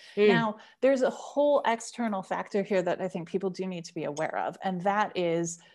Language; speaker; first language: English; native; English